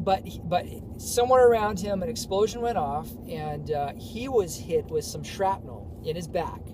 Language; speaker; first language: English; native; English